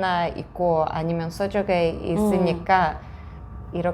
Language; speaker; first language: Korean; non-native, fluent; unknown